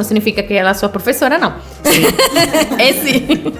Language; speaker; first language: Portuguese; non-native, fluent; Spanish